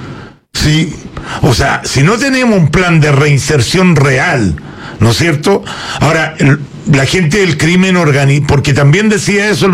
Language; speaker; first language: Spanish; native; Spanish